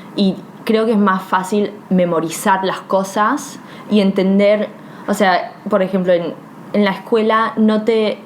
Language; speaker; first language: Spanish; early bilingual, heritage; Spanish